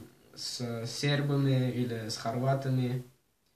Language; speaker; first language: Russian; early bilingual, heritage; Kazakh